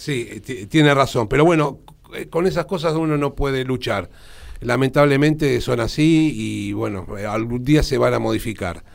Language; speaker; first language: Spanish; native; Spanish